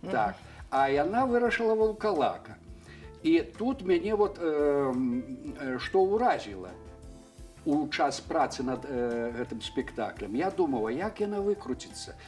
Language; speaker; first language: Belarusian; non-native, local second language; Russian